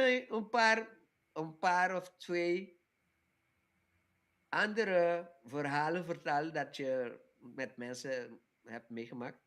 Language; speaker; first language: Dutch; non-native, local second language; Papiamento